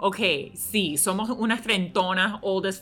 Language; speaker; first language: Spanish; early bilingual, heritage; Spanish